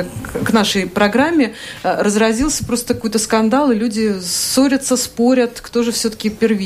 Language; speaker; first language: Russian; native; Russian